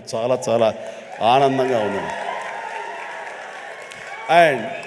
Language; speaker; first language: Telugu; native; Telugu